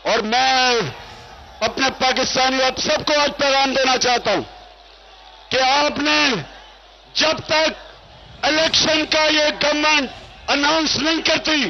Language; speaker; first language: Urdu; native; Urdu